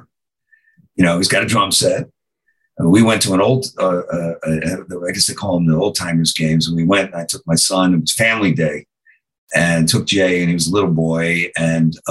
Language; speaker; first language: English; native; English